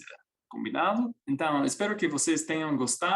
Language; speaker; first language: Portuguese; non-native, fluent; English